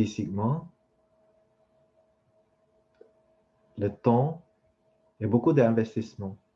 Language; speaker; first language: French; non-native, fluent; Vietnamese